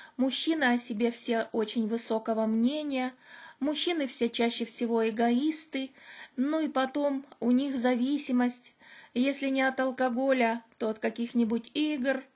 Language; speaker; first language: Russian; native; Russian